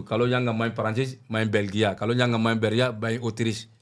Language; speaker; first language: Indonesian; non-native, learner; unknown